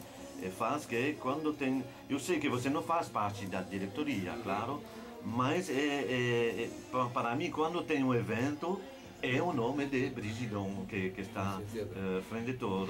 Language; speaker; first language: Portuguese; non-native, learner; French